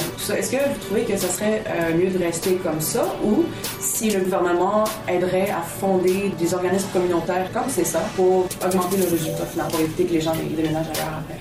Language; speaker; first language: French; native; French